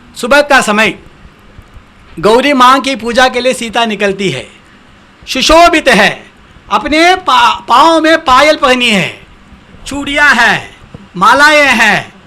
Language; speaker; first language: Hindi; non-native, local second language; Tamil